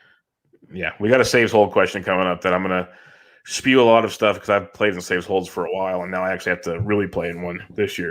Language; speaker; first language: English; native; English